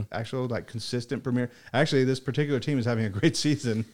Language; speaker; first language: English; native; English